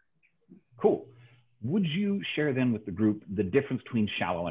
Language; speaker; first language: English; native; English